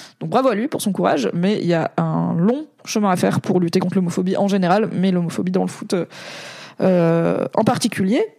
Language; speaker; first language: French; native; French